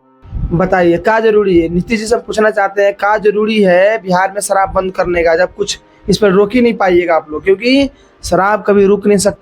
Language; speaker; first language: Hindi; native; Hindi